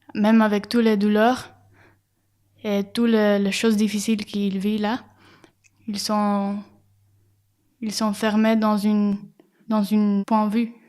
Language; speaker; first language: French; non-native, fluent; Spanish